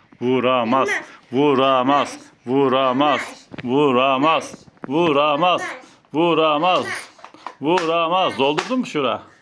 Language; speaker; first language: Turkish; native; Turkish